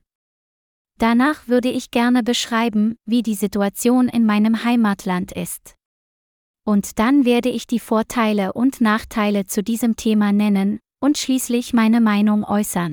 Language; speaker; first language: German; non-native, learner; Vietnamese